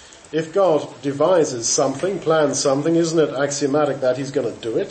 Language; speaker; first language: English; native; English